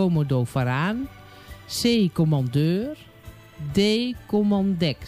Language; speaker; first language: Dutch; native; Dutch